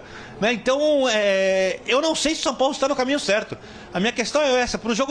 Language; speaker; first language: Portuguese; native; Portuguese